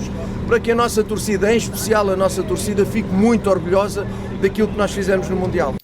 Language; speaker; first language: Portuguese; native; Portuguese